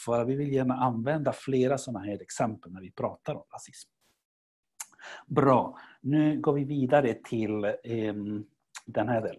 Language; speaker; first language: Swedish; non-native, fluent; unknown